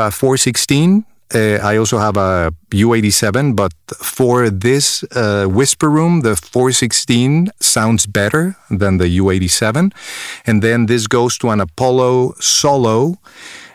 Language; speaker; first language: English; non-native, fluent; Spanish